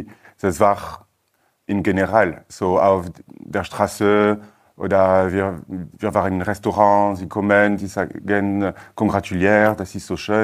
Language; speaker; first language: German; non-native, learner; French